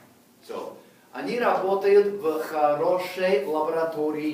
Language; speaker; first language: Russian; non-native, fluent; English